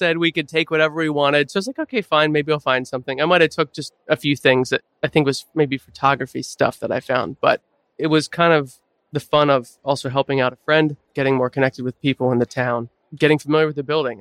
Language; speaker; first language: English; native; English